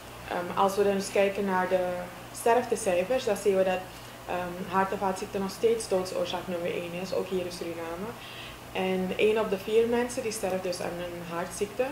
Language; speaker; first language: Dutch; native; Dutch